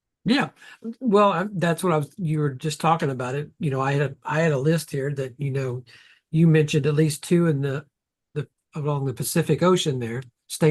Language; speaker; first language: English; native; English